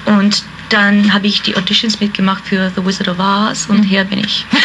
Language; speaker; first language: German; non-native, fluent; Hungarian